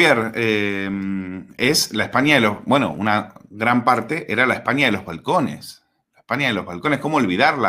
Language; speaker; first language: Spanish; native; Spanish